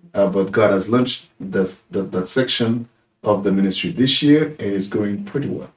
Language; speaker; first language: English; non-native, fluent; Haitian Creole